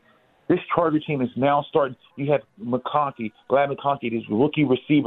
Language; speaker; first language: English; native; English